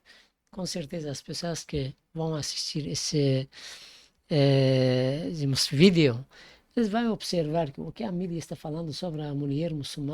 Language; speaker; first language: Portuguese; non-native, fluent; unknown